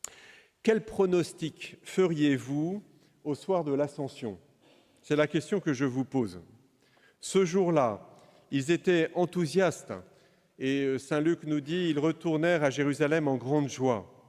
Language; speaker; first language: French; native; French